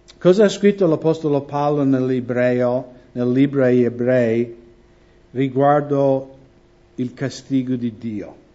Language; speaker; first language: Italian; non-native, fluent; English